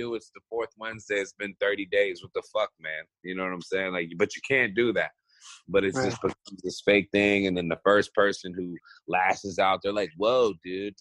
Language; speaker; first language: English; native; English